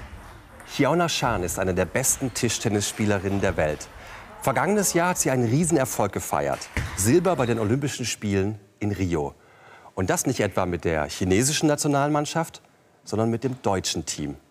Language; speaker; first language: German; native; German